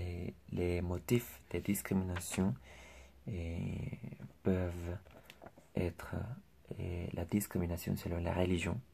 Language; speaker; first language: French; non-native, learner; Spanish